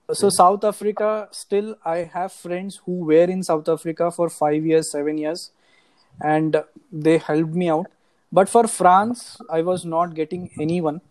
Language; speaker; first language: English; non-native, local second language; Hindi